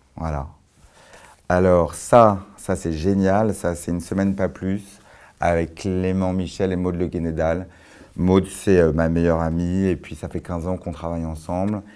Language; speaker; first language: French; native; French